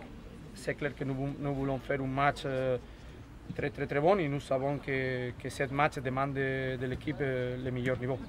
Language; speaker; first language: French; non-native, fluent; Spanish